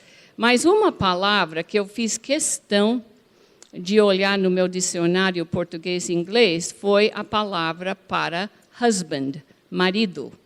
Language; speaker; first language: Portuguese; non-native, fluent; English